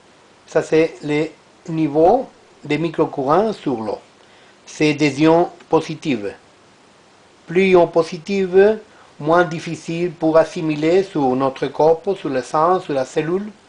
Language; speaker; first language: French; non-native, learner; Italian